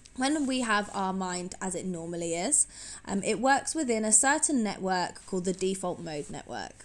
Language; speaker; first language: English; native; English